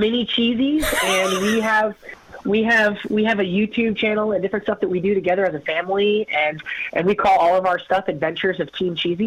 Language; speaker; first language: English; native; English